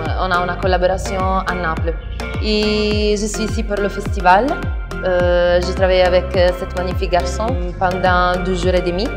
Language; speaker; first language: French; non-native, learner; Italian